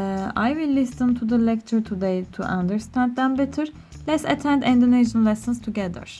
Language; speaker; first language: English; non-native, learner; Turkish